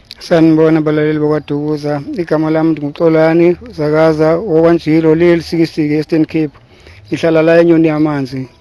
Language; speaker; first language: Zulu; native; Zulu